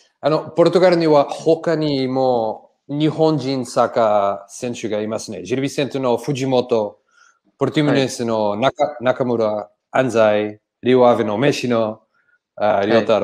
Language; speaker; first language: Japanese; non-native, learner; Portuguese